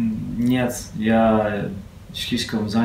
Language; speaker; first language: Russian; non-native, learner; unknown